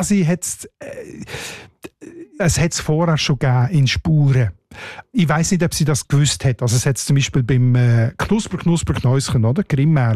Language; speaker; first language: German; native; German